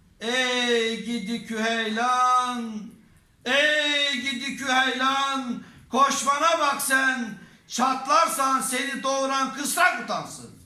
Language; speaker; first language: Turkish; native; Turkish